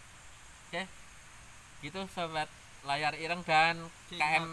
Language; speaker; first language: Indonesian; native; Indonesian